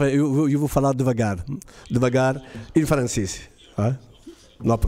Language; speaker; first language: Portuguese; non-native, fluent; Arabic